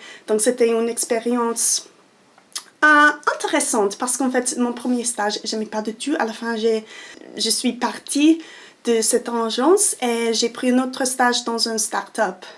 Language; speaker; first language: French; non-native, fluent; English